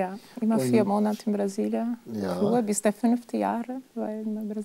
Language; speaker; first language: German; non-native, fluent; Portuguese